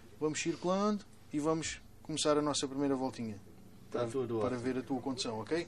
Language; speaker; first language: Portuguese; native; Portuguese